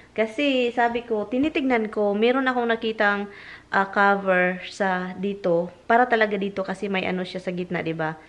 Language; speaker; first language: Filipino; non-native, local second language; Cebuano